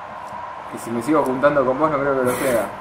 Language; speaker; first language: Spanish; native; Spanish